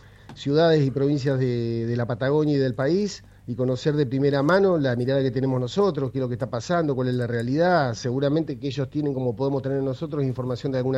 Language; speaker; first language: Spanish; native; Spanish